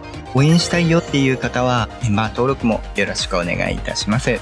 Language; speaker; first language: Japanese; native; Japanese